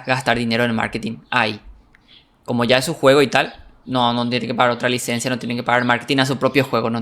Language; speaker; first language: Spanish; native; Spanish